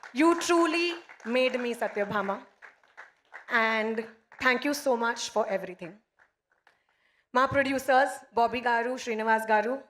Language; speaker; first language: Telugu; non-native, local second language; Hindi